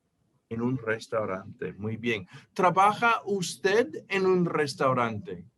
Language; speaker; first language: Spanish; non-native, fluent; English